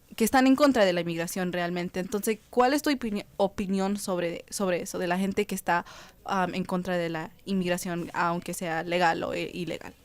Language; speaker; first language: Spanish; early bilingual, heritage; Spanish